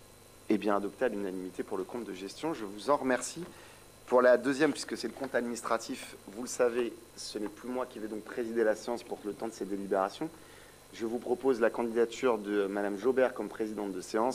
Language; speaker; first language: French; native; French